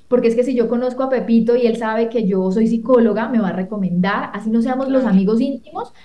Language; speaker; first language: Spanish; native; Spanish